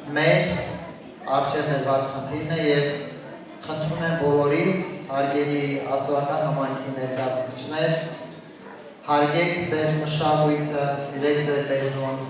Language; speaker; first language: Armenian; non-native, local second language; Assyrian Neo-Aramaic